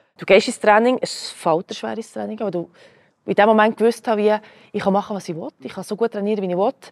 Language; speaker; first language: German; early bilingual, other home language; Croatian